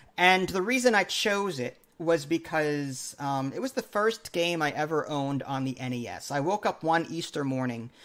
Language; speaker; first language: English; native; English